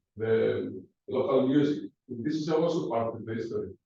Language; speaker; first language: English; non-native, learner; Greek